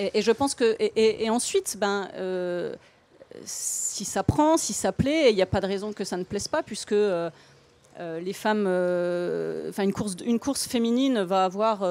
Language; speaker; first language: French; native; French